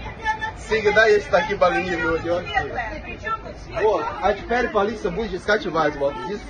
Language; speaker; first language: Russian; non-native, fluent; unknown